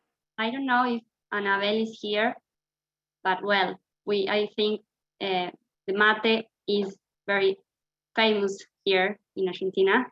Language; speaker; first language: English; non-native, fluent; Spanish